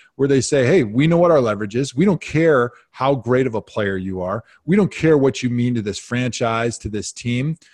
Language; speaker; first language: English; native; English